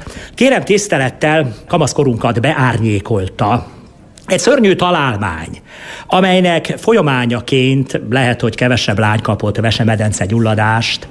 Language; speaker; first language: Hungarian; native; Hungarian